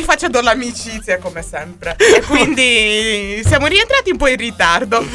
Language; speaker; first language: Italian; native; Italian